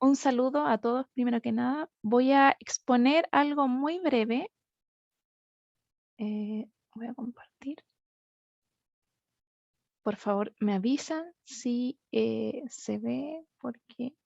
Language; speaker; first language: Spanish; native; Spanish